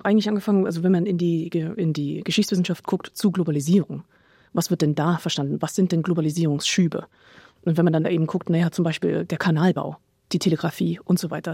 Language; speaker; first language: German; native; German